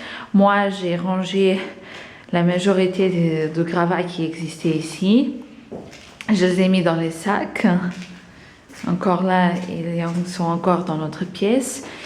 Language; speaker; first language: French; non-native, fluent; Portuguese